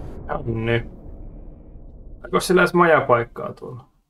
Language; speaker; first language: Finnish; native; Finnish